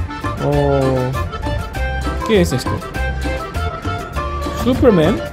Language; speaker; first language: Spanish; non-native, learner; Korean